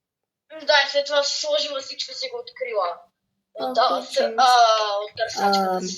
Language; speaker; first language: Bulgarian; native; Bulgarian